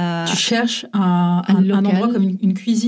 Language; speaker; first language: French; native; French